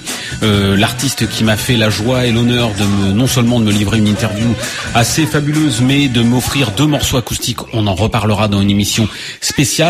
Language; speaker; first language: French; native; French